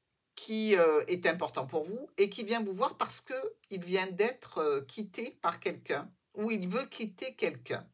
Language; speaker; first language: French; native; French